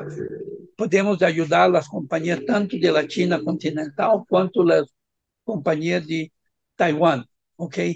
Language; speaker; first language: Spanish; non-native, fluent; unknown